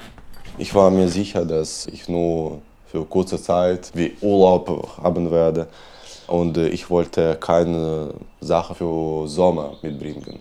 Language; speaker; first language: German; non-native, learner; Belarusian